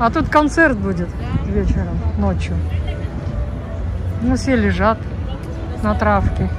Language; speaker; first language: Russian; native; Russian